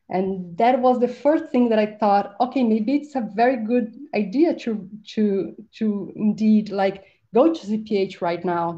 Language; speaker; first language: English; non-native, fluent; Portuguese